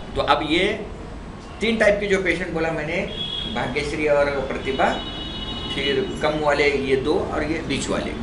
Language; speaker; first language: Hindi; non-native, local second language; Marathi